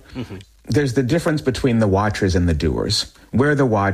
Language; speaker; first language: English; native; English